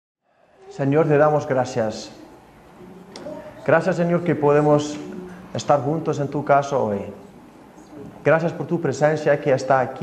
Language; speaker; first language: Spanish; non-native, fluent; Icelandic